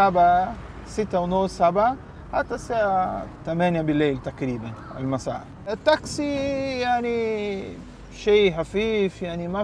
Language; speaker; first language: Arabic; non-native, learner; Portuguese